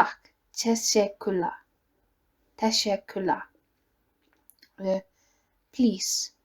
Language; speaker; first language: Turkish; non-native, learner; Icelandic